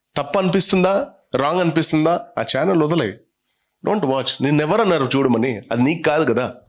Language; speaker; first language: Telugu; non-native, local second language; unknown